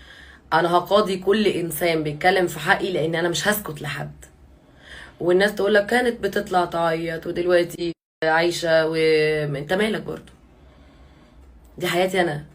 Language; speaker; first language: Arabic; native; Arabic